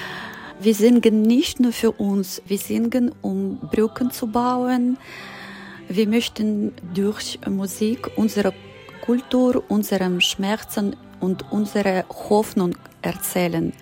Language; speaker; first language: German; non-native, learner; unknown